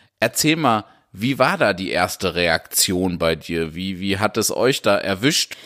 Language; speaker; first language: German; native; German